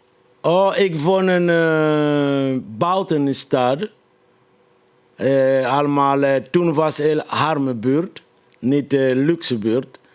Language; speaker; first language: Dutch; non-native, fluent; Lingala